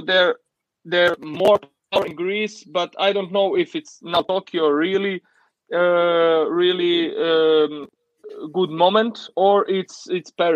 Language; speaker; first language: English; non-native, learner; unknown